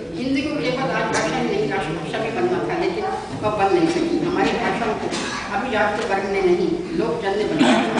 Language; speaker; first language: Hindi; native; Hindi